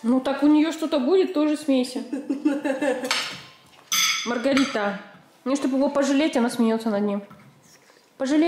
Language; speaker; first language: Russian; native; Russian